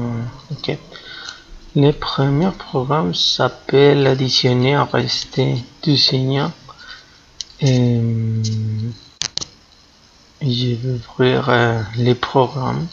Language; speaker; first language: French; non-native, fluent; Spanish